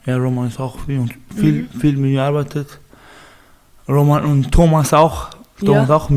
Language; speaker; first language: German; non-native, learner; Baluchi